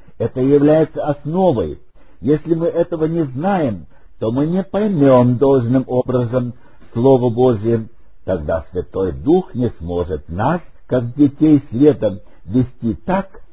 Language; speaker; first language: Russian; non-native, local second language; German